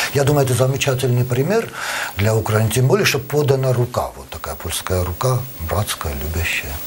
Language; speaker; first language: Russian; non-native, local second language; Armenian